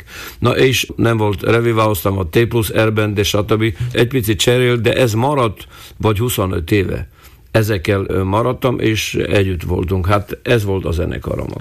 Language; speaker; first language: Hungarian; non-native, local second language; Slovak